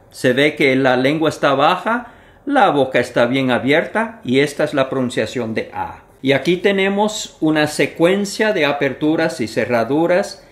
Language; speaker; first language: Spanish; non-native, fluent; English